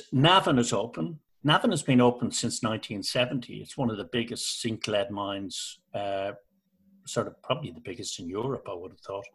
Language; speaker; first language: English; native; English